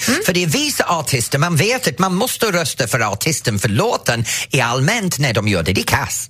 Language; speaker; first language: Swedish; non-native, fluent; English